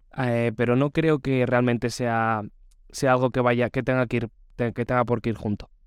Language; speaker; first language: Spanish; native; Spanish